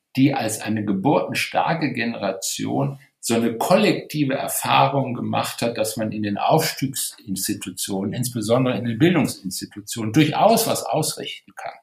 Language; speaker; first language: German; native; German